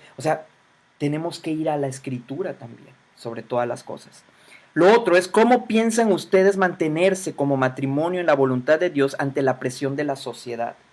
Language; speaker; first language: Spanish; native; Spanish